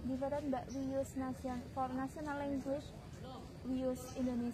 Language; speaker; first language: English; non-native, learner; Javanese